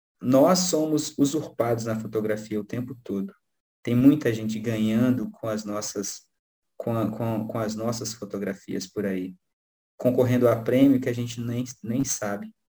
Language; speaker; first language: Portuguese; native; Portuguese